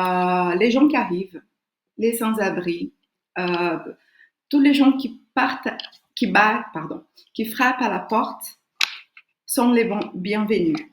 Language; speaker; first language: French; non-native, fluent; Portuguese